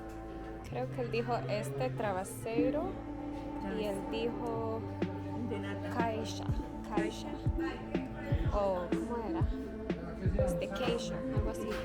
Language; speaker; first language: Spanish; early bilingual, heritage; Spanish